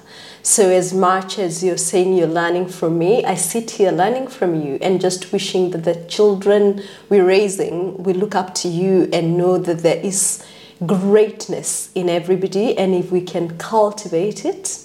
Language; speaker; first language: English; non-native, local second language; Kikuyu